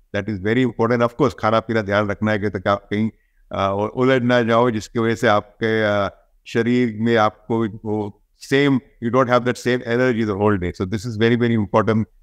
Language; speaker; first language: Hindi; native; Hindi